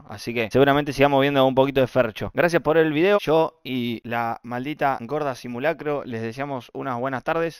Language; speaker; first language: Spanish; native; Spanish